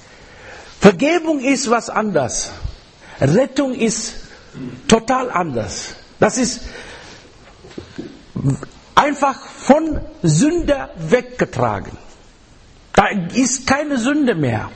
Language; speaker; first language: German; non-native, fluent; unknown